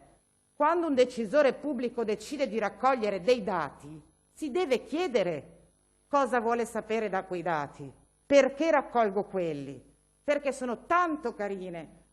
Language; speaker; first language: Italian; native; Italian